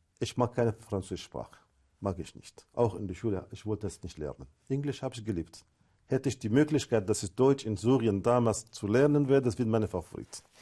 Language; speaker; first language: German; non-native, fluent; Arabic